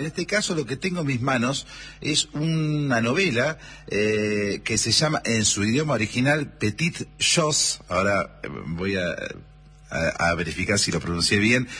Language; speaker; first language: Spanish; native; Spanish